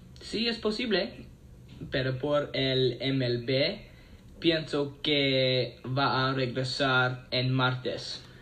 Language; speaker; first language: Spanish; non-native, learner; English